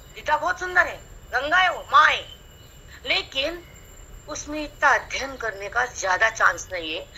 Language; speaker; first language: Hindi; non-native, local second language; Marathi